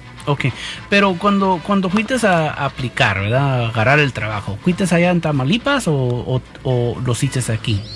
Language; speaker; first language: Spanish; early bilingual, heritage; Spanish